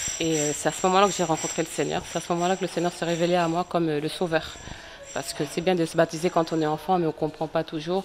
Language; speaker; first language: French; early bilingual, other home language; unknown